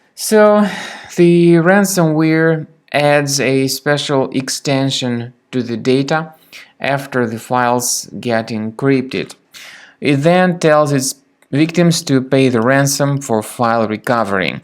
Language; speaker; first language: English; non-native, fluent; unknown